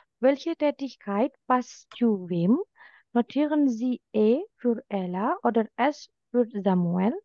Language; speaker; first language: German; non-native, fluent; Indonesian